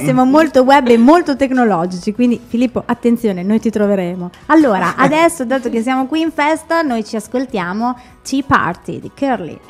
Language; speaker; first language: Italian; native; Italian